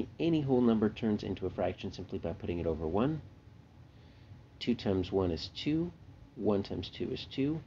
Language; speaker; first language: English; native; English